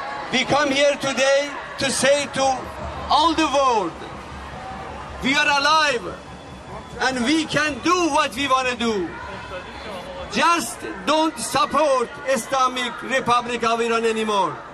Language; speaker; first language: English; non-native, learner; Persian